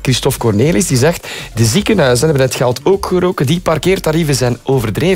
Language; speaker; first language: Dutch; native; Dutch